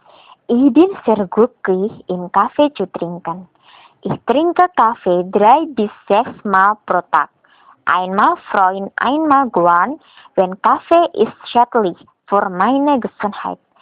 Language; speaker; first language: German; non-native, learner; Indonesian